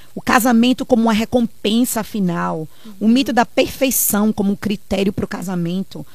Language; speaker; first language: Portuguese; native; Portuguese